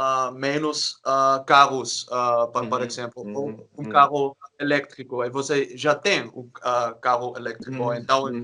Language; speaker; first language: Portuguese; non-native, learner; Dutch